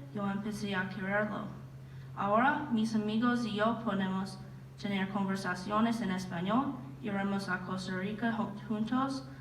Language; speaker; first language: Spanish; non-native, learner; English